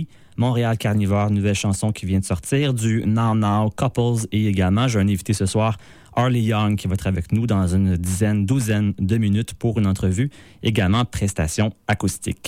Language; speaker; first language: French; native; French